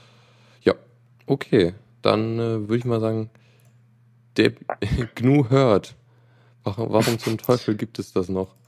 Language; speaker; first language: German; native; German